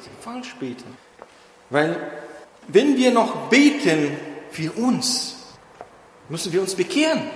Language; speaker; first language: German; non-native, fluent; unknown